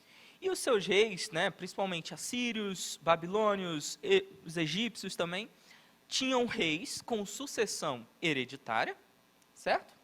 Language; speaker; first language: Portuguese; native; Portuguese